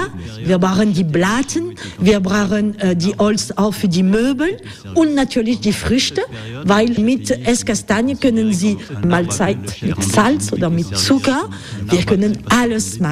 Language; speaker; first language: German; non-native, learner; French